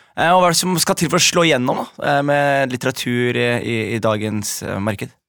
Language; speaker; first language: Norwegian; early bilingual, other home language; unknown